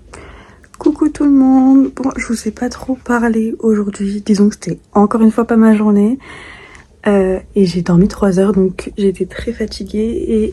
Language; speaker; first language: French; native; French